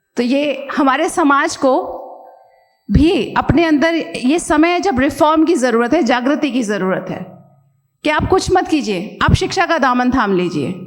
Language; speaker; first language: Hindi; native; Hindi